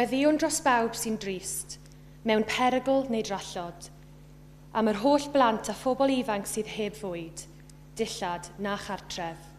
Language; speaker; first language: Welsh; native; Welsh